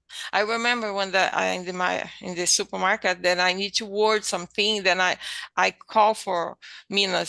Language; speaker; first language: English; non-native, learner; Portuguese